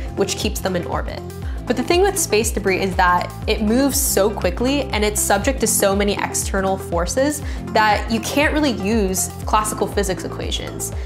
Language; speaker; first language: English; native; English